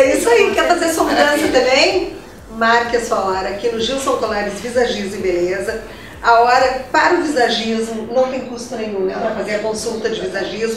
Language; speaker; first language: Portuguese; native; Portuguese